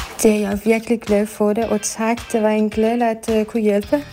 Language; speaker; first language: Danish; non-native, fluent; Persian